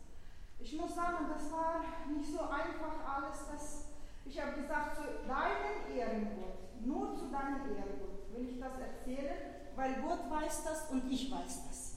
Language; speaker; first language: German; non-native, fluent; Russian